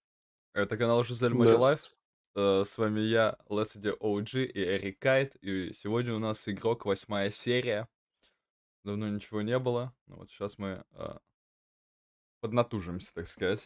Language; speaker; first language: Russian; native; Russian